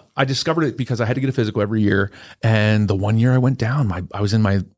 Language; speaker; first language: English; native; English